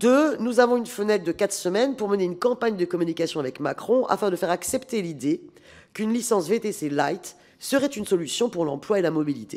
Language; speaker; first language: French; native; French